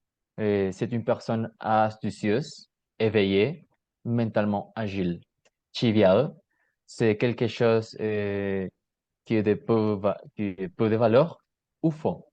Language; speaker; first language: French; non-native, learner; Spanish